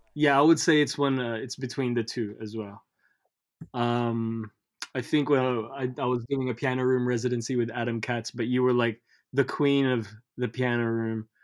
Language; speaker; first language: English; early bilingual, other home language; Filipino